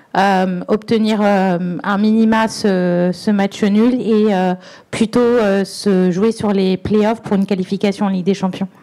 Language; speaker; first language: French; native; French